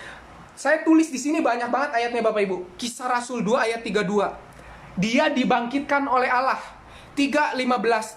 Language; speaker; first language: Indonesian; native; Indonesian